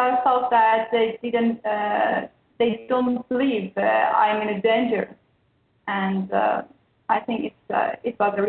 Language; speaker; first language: English; non-native, learner; Persian